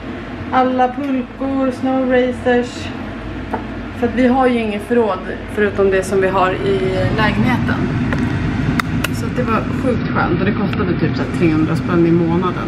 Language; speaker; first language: Swedish; native; Swedish